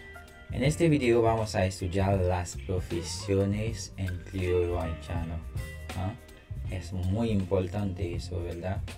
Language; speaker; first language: Spanish; non-native, fluent; Haitian Creole